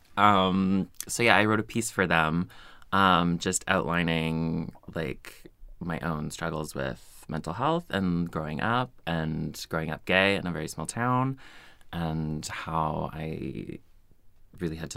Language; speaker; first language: English; native; English